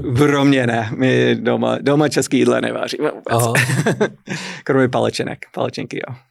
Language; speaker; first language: Czech; non-native, fluent; English